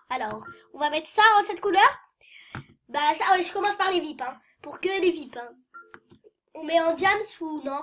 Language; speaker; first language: French; native; French